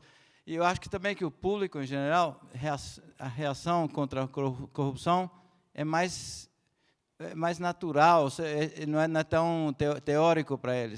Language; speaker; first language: Portuguese; non-native, fluent; Spanish